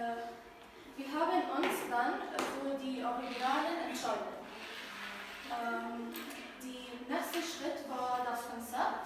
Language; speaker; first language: German; non-native, learner; Arabic